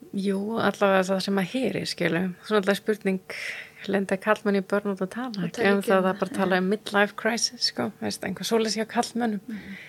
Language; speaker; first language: Icelandic; non-native, fluent; German